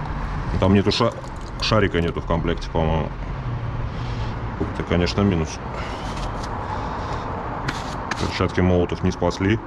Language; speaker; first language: Russian; native; Russian